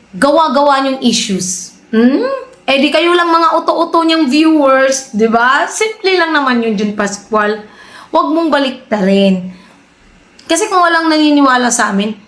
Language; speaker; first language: Filipino; native; Filipino